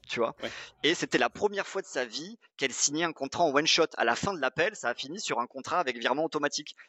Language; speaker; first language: French; native; French